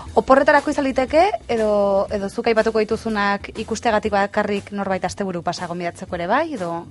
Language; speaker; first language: Basque; native; Basque